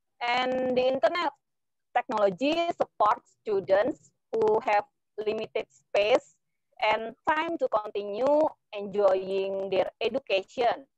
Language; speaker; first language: English; non-native, learner; Indonesian